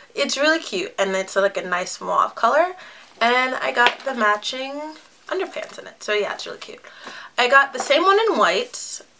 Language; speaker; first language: English; native; English